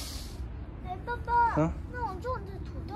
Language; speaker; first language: Chinese; early bilingual, heritage; Chinese